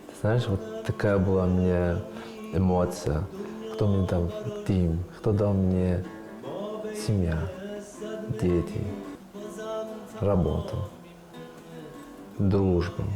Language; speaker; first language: Russian; non-native, learner; Persian